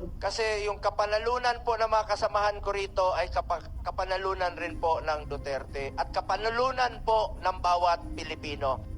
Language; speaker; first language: Filipino; non-native, local second language; Cebuano